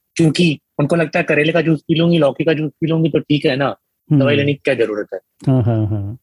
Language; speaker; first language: Hindi; native; Hindi